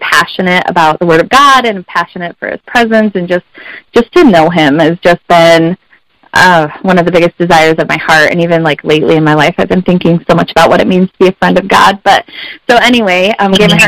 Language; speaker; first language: English; native; English